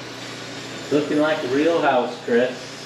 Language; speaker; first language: English; native; English